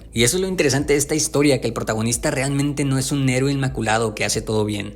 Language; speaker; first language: Spanish; native; Spanish